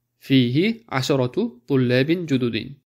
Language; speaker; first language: Arabic; non-native, fluent; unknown